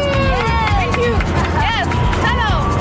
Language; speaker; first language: English; non-native, learner; French